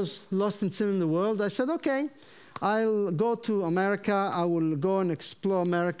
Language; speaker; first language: English; non-native, fluent; Hebrew